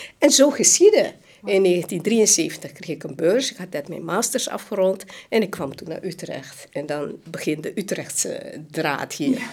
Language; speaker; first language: Dutch; non-native, local second language; Hakka Chinese